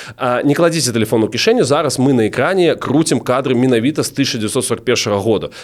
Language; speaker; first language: Belarusian; non-native, local second language; Russian